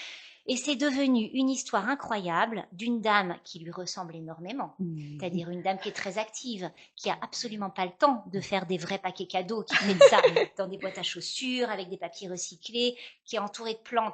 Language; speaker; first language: French; native; French